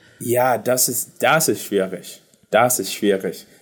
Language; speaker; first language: German; non-native, learner; English